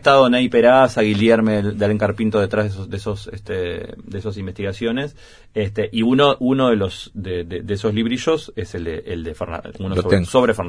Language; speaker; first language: Spanish; native; Spanish